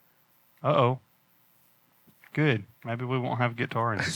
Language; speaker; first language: English; native; English